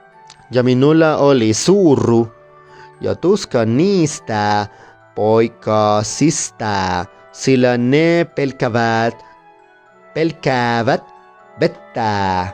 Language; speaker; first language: Finnish; non-native, learner; Spanish